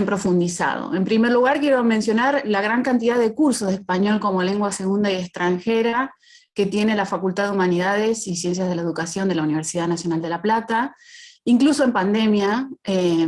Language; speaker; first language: Spanish; native; Spanish